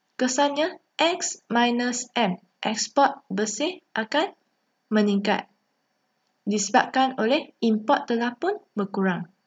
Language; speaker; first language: Malay; non-native, local second language; Chinese